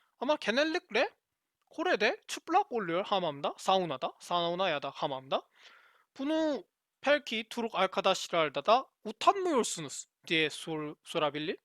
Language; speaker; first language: Turkish; non-native, learner; Korean